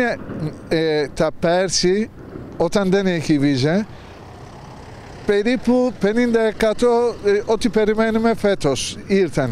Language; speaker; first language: Greek; non-native, learner; Turkish